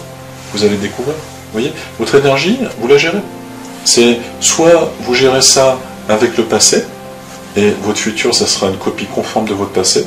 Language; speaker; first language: French; native; French